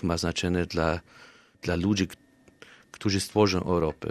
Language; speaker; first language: Polish; non-native, fluent; German